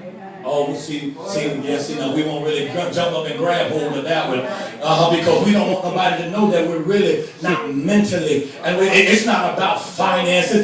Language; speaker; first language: English; native; English